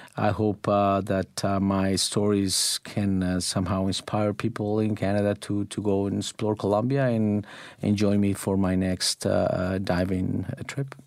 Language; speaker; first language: English; non-native, fluent; Spanish